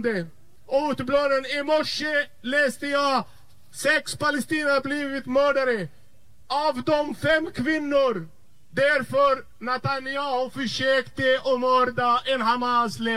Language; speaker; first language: Swedish; non-native, fluent; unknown